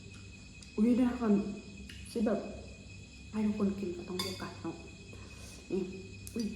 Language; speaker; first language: Thai; non-native, local second language; Lao